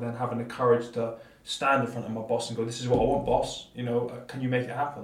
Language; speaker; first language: English; native; English